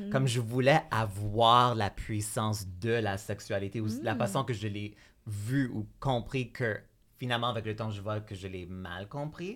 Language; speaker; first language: French; native; French